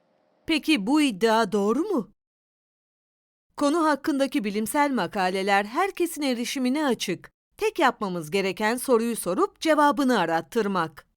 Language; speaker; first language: Turkish; native; Turkish